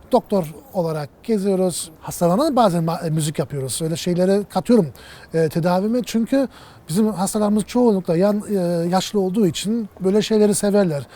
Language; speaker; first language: Turkish; early bilingual, heritage; Turkish